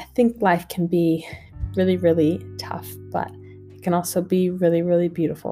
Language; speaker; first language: English; native; English